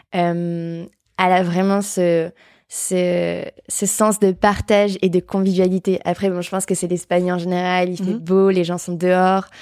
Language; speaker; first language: French; native; French